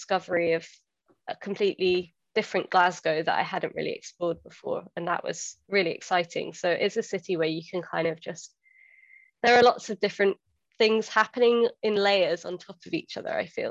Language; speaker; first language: English; native; English